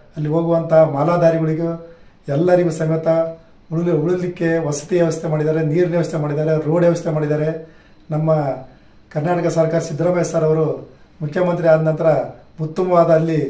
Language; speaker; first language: Kannada; non-native, local second language; Lambadi